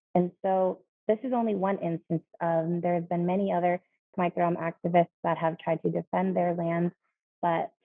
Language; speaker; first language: English; native; English